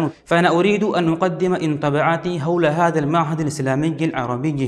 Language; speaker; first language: Arabic; non-native, fluent; Urdu